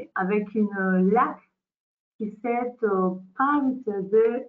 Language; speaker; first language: French; non-native, learner; Spanish